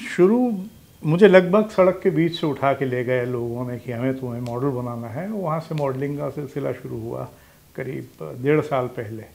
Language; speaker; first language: Hindi; native; Hindi